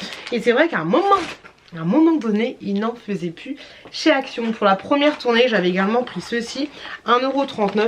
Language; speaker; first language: French; native; French